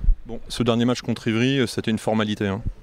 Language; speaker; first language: French; native; French